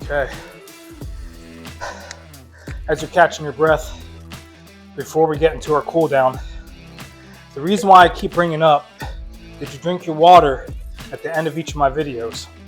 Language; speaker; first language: English; native; English